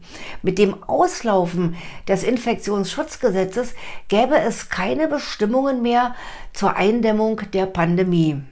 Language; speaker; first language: German; native; German